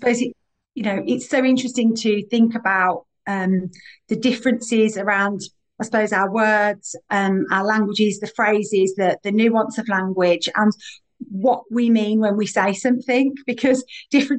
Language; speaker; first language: English; native; English